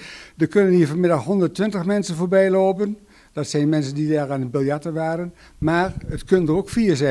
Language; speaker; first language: Dutch; native; Dutch